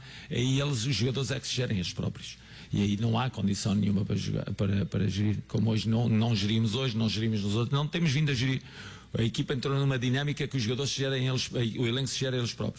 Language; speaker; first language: Portuguese; native; Portuguese